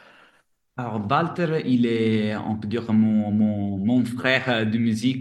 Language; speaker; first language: French; non-native, fluent; Italian